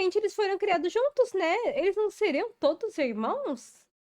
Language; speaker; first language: Portuguese; native; Portuguese